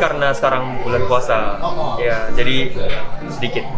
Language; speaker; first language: Indonesian; non-native, learner; Japanese